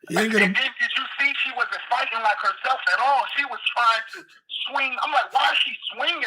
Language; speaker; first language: English; native; English